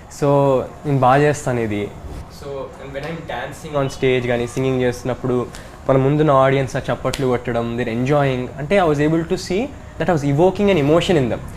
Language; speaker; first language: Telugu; early bilingual, heritage; Telugu